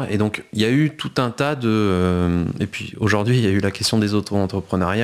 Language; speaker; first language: French; native; French